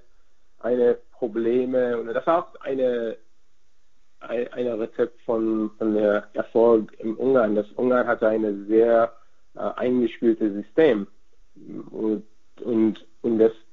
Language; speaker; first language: German; non-native, fluent; Hungarian